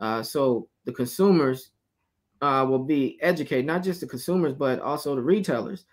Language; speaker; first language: English; native; English